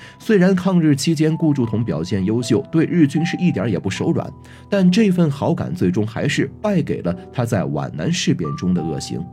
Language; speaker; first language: Chinese; native; Chinese